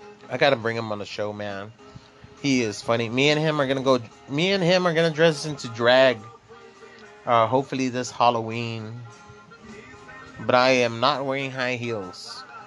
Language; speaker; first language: English; early bilingual, other home language; Spanish